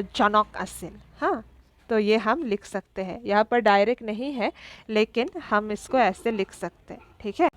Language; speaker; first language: Hindi; non-native, local second language; Assamese